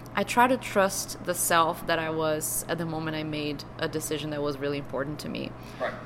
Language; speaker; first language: English; non-native, fluent; Portuguese